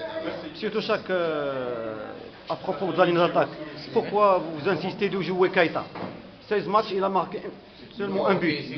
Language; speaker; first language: French; non-native, local second language; Arabic